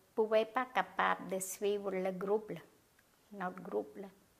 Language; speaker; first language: French; non-native, learner; Khmer